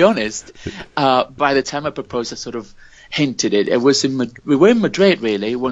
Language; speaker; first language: English; non-native, fluent; Spanish